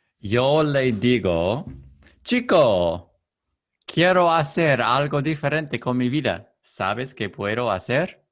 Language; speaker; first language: Spanish; non-native, learner; English